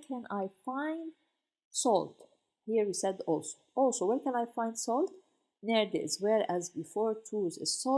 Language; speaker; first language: English; non-native, fluent; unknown